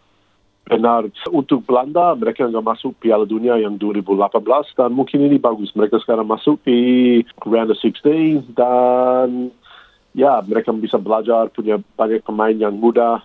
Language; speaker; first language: Indonesian; non-native, fluent; English